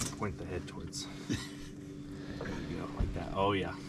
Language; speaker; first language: English; native; English